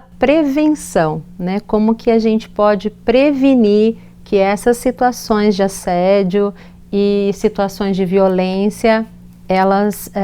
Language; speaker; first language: Portuguese; native; Portuguese